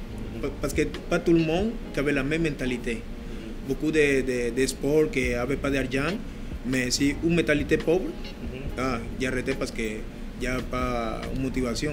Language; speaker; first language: French; non-native, learner; Spanish